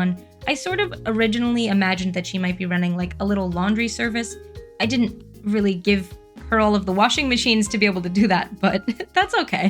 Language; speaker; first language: English; native; English